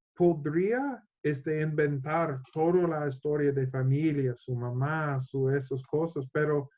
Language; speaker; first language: Spanish; non-native, learner; English